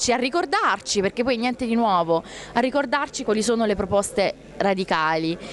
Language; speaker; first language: Italian; native; Italian